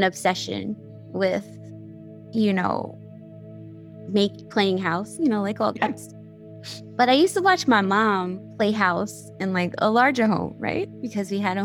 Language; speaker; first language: English; native; English